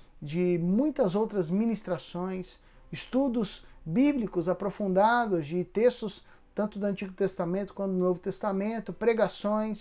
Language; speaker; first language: Portuguese; native; Portuguese